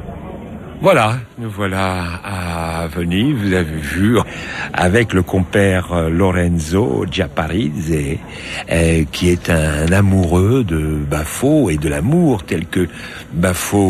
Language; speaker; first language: French; native; French